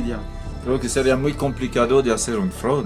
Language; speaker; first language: Spanish; non-native, fluent; French